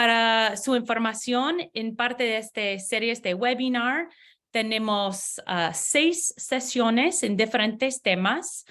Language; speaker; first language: Spanish; non-native, learner; English